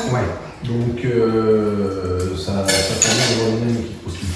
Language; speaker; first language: French; native; French